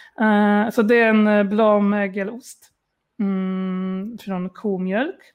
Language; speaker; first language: Swedish; non-native, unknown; Polish